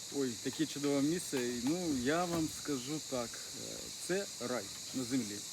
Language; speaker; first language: Ukrainian; early bilingual, heritage; Ukrainian